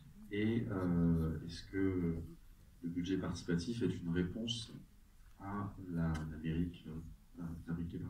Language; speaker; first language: French; native; French